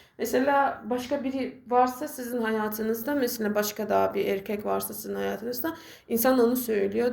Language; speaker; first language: Turkish; non-native, fluent; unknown